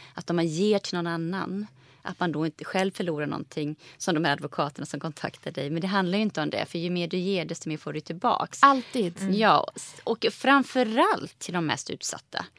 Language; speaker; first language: Swedish; early bilingual, other home language; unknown